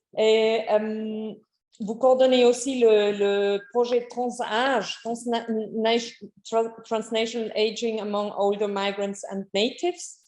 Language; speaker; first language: French; non-native, fluent; German